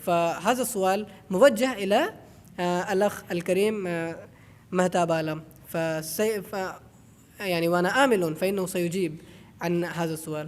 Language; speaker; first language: Arabic; non-native, fluent; Urdu